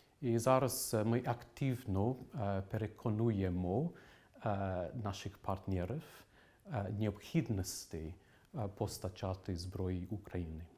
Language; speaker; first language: Ukrainian; non-native, fluent; English